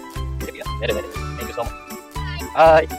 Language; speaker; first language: English; non-native, fluent; Turkish